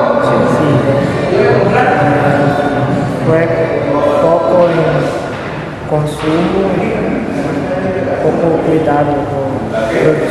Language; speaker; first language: Spanish; non-native, learner; Portuguese